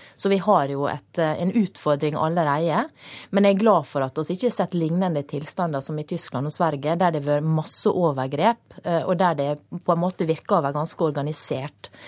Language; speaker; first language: Norwegian; native; Norwegian